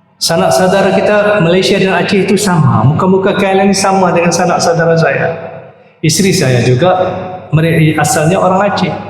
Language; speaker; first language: Malay; native; Malay